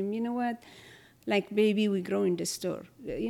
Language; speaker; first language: English; non-native, learner; Tigrinya